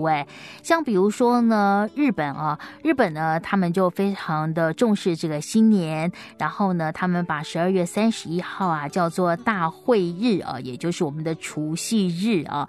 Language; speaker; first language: Chinese; native; Chinese